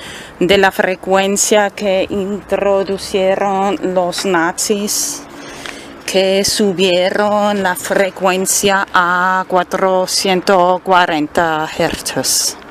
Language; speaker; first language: Spanish; non-native, fluent; German